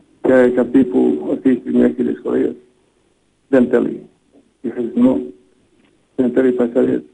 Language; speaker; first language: Greek; non-native, fluent; Bosnian